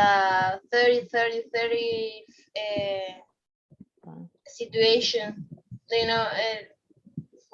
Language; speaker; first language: English; non-native, learner; Spanish